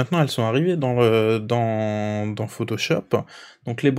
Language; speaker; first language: French; native; French